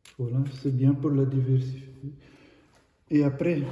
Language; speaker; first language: French; non-native, local second language; Dutch